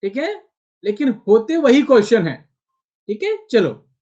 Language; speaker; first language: Hindi; non-native, local second language; Marathi